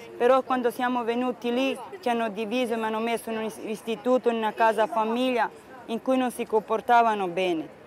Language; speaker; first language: Italian; non-native, local second language; Romany